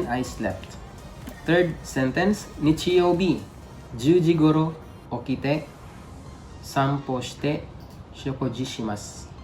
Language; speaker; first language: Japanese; non-native, fluent; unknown